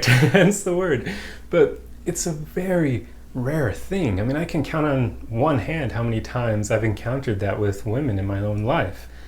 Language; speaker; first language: English; native; English